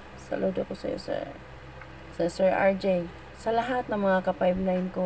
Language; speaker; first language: Filipino; non-native, local second language; Cebuano